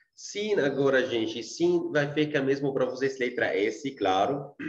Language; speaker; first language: Portuguese; non-native, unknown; Arabic